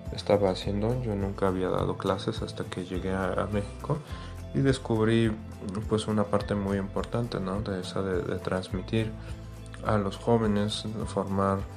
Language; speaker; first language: Spanish; non-native, fluent; Arabic